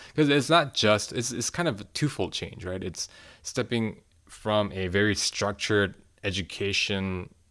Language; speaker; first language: English; early bilingual, other home language; Korean